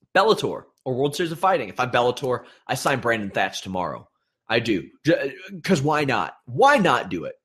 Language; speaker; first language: English; native; English